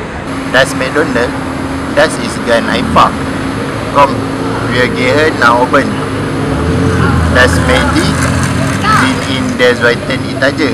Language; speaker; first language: German; non-native, learner; Malay